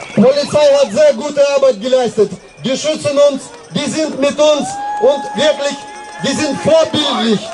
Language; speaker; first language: German; non-native, fluent; Russian